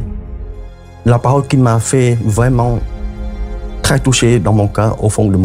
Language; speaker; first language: French; non-native, fluent; Khmer